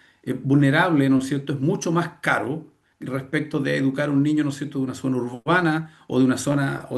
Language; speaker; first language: Spanish; native; Spanish